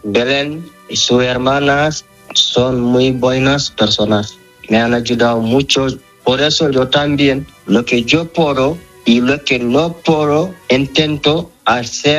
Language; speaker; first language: Spanish; non-native, learner; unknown